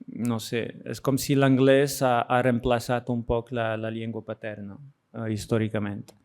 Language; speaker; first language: Catalan; non-native, fluent; French